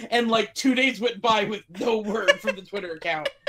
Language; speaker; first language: English; native; English